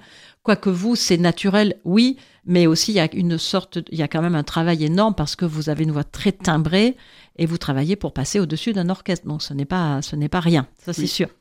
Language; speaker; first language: French; native; French